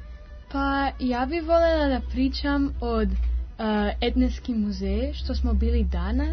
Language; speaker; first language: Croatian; early bilingual, heritage; Croatian